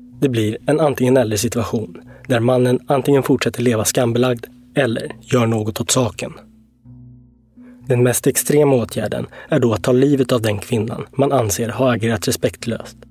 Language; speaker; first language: Swedish; native; Swedish